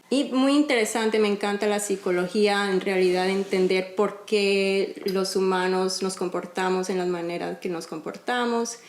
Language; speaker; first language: Spanish; early bilingual, heritage; Spanish